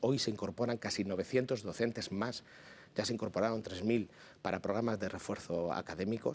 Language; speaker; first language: Spanish; native; Spanish